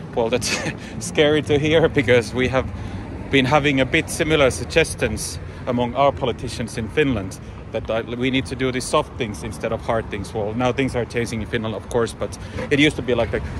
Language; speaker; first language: English; non-native, fluent; Finnish